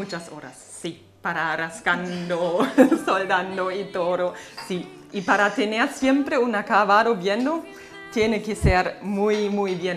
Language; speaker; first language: Spanish; non-native, fluent; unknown